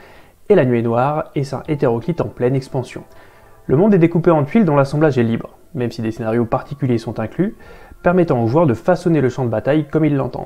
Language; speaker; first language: French; native; French